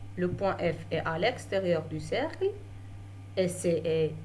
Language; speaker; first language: French; non-native, local second language; Arabic